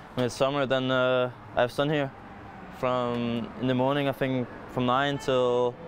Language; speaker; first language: English; non-native, fluent; Danish